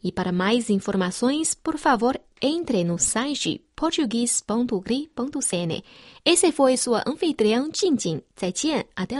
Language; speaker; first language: Portuguese; non-native, fluent; Chinese